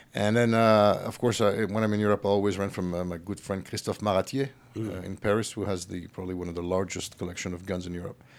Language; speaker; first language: English; early bilingual, other home language; French